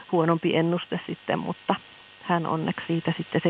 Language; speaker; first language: Finnish; native; Finnish